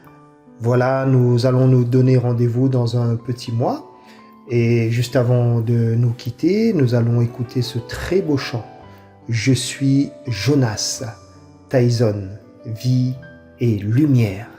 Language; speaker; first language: French; native; French